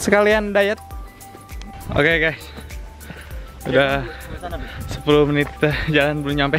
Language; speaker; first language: Indonesian; native; Indonesian